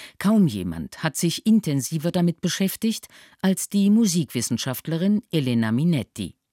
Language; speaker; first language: German; native; German